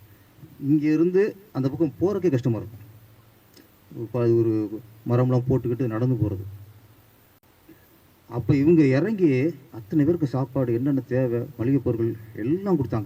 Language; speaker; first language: Tamil; native; Tamil